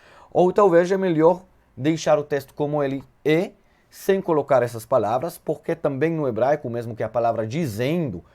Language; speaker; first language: Portuguese; non-native, fluent; Hebrew